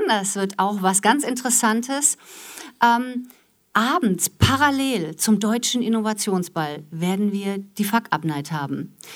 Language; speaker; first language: German; native; German